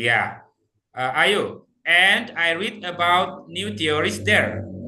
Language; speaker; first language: English; non-native, fluent; Indonesian